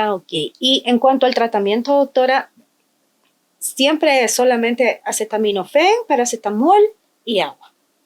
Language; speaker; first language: Spanish; native; Spanish